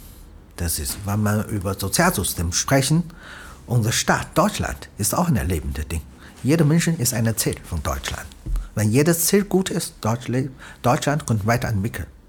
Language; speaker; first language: German; non-native, learner; Chinese